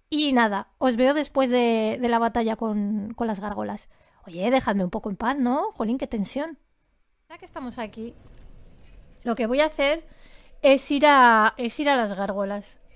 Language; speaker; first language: Spanish; native; Spanish